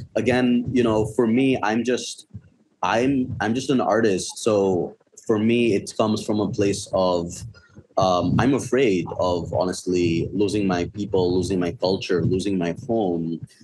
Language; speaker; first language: English; non-native, local second language; Bangla